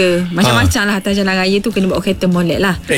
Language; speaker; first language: Malay; native; Malay